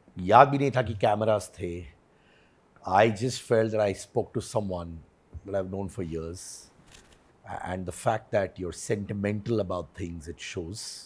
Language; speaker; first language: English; non-native, local second language; Hindi